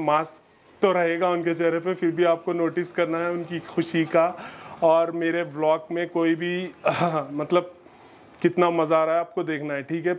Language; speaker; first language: Hindi; native; Hindi